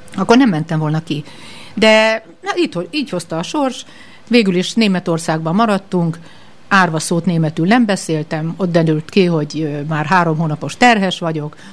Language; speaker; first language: Hungarian; native; Hungarian